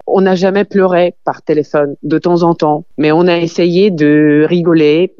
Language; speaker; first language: French; non-native, fluent; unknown